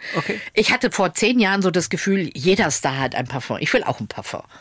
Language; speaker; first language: German; native; German